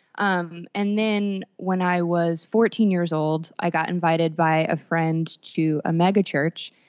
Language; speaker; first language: English; native; English